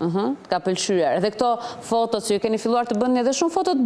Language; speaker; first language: Albanian; native; Albanian